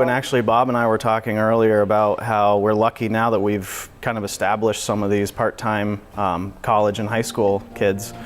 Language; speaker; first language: English; native; English